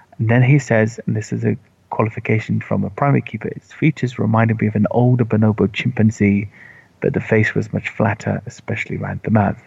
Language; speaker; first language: English; native; English